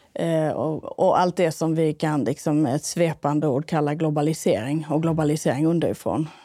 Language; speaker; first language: Swedish; native; Swedish